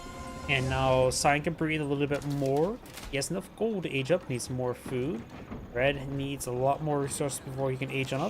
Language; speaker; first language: English; native; English